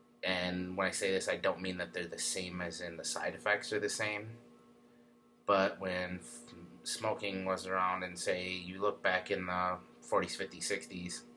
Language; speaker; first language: English; native; English